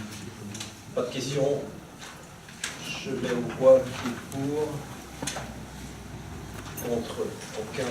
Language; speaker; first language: French; native; French